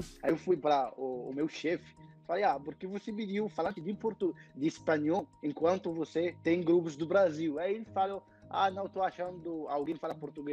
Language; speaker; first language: Portuguese; non-native, fluent; Arabic